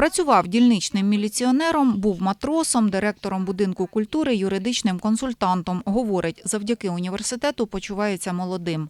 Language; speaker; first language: Ukrainian; native; Ukrainian